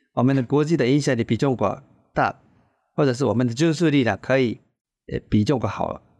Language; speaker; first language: Chinese; non-native, fluent; Japanese